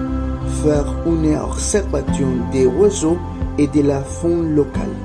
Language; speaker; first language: French; non-native, learner; Spanish